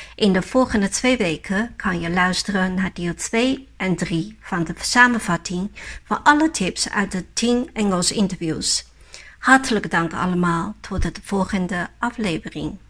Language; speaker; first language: Dutch; non-native, fluent; Chinese